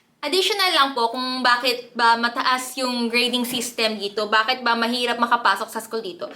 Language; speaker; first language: Filipino; early bilingual, other home language; Korean